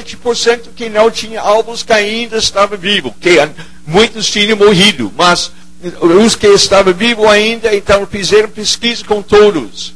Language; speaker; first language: Portuguese; non-native, fluent; English